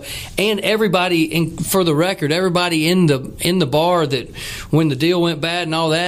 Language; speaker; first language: English; native; English